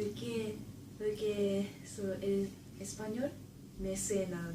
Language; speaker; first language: Spanish; non-native, learner; Japanese